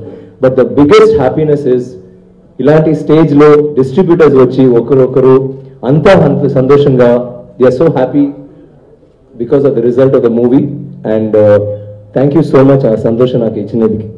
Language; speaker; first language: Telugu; non-native, learner; Tamil